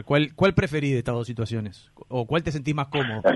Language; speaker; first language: Spanish; native; Spanish